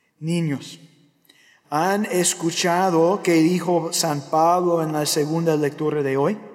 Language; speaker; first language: Spanish; non-native, fluent; English